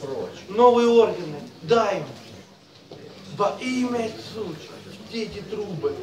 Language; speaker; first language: Russian; native; Russian